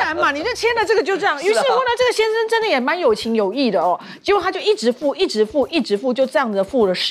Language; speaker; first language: Chinese; native; Chinese